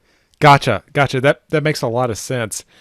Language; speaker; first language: English; native; English